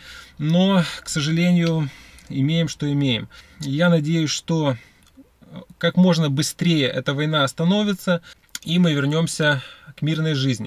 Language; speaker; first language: Russian; native; Russian